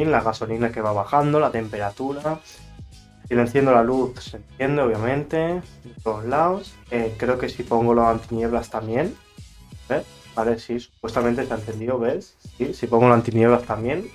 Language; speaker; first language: Spanish; native; Spanish